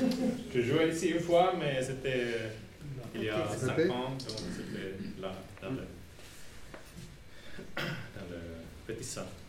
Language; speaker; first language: French; non-native, learner; Finnish